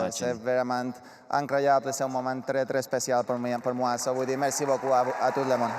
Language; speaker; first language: French; non-native, learner; Spanish